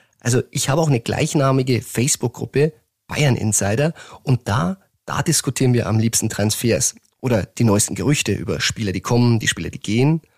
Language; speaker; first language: German; native; German